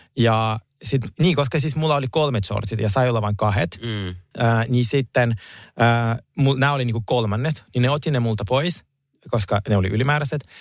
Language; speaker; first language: Finnish; non-native, fluent; Russian